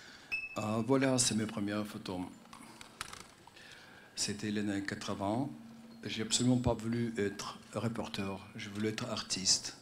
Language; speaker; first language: French; non-native, fluent; Russian